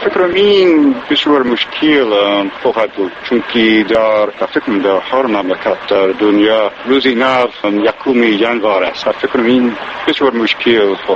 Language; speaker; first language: Persian; non-native, learner; English